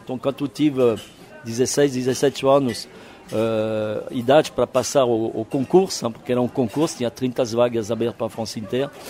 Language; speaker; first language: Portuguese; non-native, fluent; French